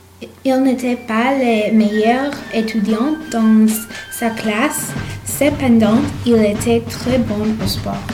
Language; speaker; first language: French; non-native, learner; English